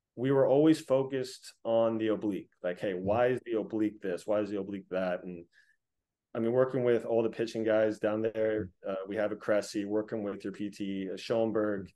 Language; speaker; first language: English; native; English